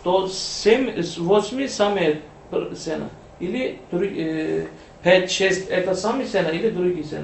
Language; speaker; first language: Russian; non-native, learner; Turkish